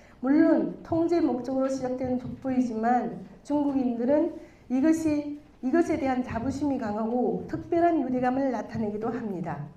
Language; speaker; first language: Korean; non-native, fluent; Chinese